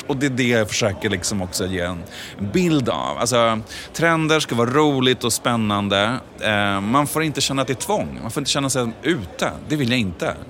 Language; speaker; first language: Swedish; native; Swedish